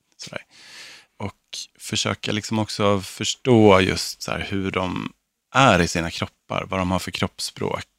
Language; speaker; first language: Swedish; native; Swedish